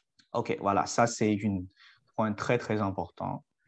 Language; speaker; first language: French; non-native, fluent; Chinese